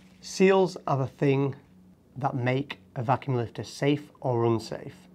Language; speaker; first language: English; native; English